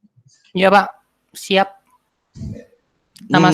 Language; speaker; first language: Indonesian; native; Indonesian